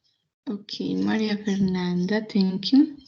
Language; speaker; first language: English; non-native, fluent; Spanish